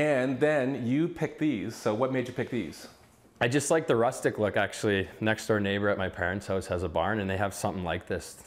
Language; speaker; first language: English; native; English